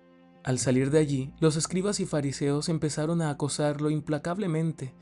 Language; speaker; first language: Spanish; native; Spanish